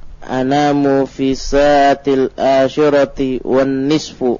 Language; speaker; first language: Arabic; non-native, learner; Indonesian